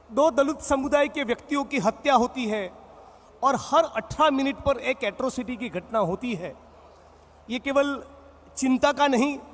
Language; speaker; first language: Hindi; non-native, local second language; Gujarati